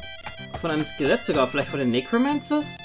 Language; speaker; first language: German; native; German